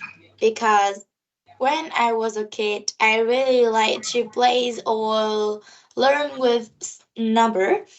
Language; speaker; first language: English; non-native, learner; Vietnamese